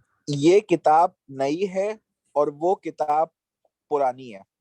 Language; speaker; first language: Urdu; native; Urdu